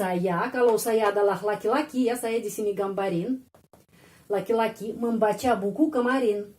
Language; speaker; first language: Indonesian; non-native, fluent; Russian